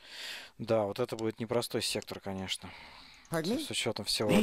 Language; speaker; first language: Russian; native; Russian